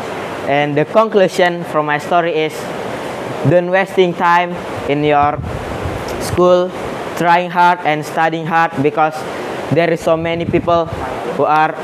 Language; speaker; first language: English; non-native, learner; Indonesian